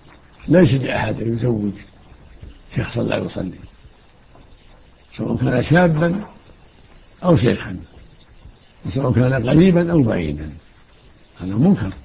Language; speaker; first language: Arabic; native; Arabic